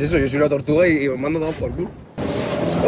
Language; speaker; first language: Spanish; native; Spanish